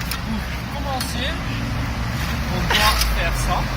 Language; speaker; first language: French; non-native, learner; Dutch